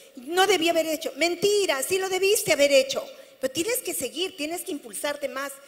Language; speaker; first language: Spanish; native; Spanish